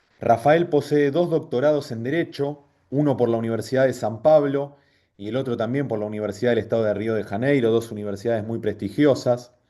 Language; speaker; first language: Spanish; native; Spanish